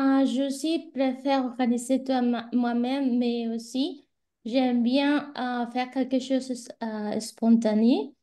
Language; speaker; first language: French; non-native, learner; Spanish